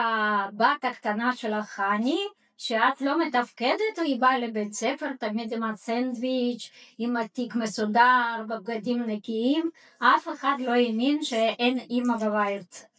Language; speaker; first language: Hebrew; non-native, fluent; Russian